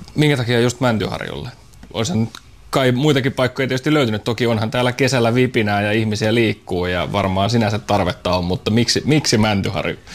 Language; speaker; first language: Finnish; native; Finnish